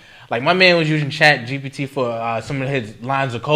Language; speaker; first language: English; native; English